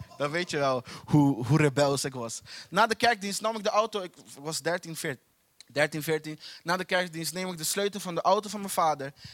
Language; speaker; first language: Dutch; non-native, fluent; Portuguese